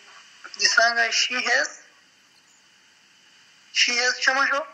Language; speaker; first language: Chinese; non-native, learner; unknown